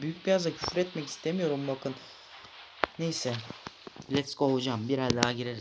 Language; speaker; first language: Turkish; native; Turkish